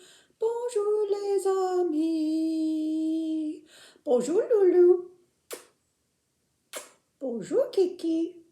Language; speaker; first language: French; non-native, fluent; English